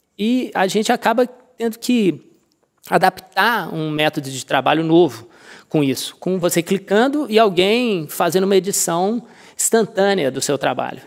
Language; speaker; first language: Portuguese; native; Portuguese